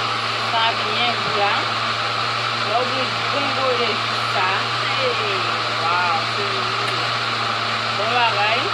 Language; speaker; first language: French; non-native, learner; Haitian Creole